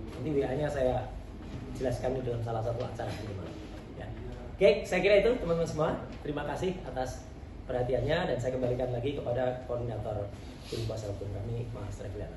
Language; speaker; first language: Indonesian; non-native, local second language; Javanese